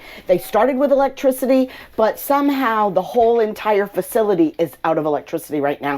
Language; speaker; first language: English; native; English